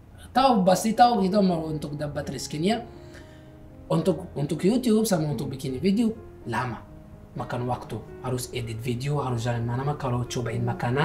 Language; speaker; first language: Indonesian; non-native, learner; Arabic